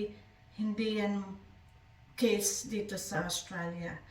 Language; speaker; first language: Filipino; native; Filipino